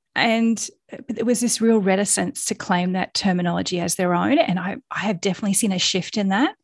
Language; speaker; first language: English; native; English